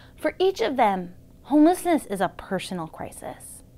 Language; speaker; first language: English; native; English